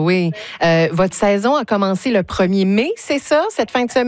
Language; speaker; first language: French; native; French